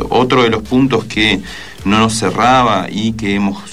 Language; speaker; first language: Spanish; native; Spanish